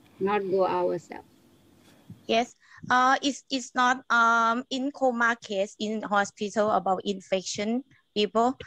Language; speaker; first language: English; non-native, learner; Thai